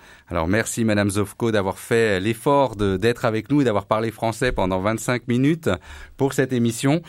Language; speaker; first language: French; native; French